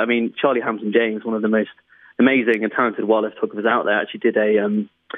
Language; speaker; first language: English; native; English